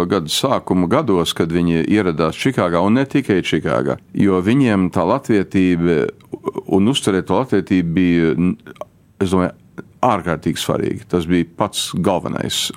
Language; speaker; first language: Latvian; early bilingual, heritage; Latvian